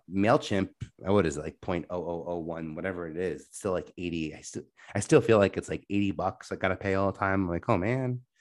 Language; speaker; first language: English; native; English